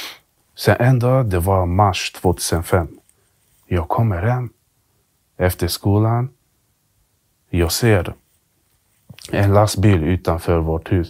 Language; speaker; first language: Swedish; early bilingual, other home language; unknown